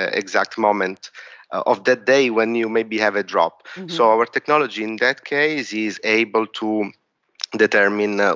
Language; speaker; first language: English; non-native, fluent; Italian